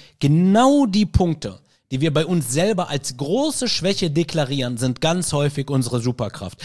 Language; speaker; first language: German; early bilingual, other home language; Arabic